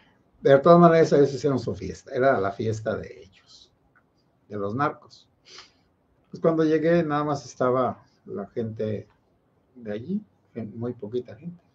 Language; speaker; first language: Spanish; native; Spanish